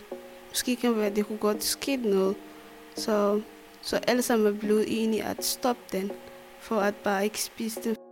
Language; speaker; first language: Danish; non-native, learner; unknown